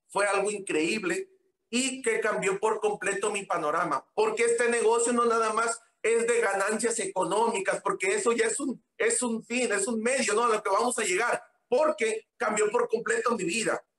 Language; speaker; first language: Spanish; native; Spanish